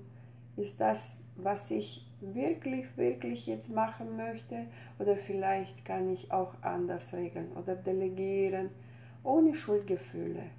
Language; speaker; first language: German; non-native, fluent; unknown